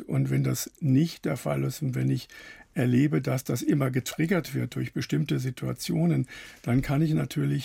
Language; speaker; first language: German; native; German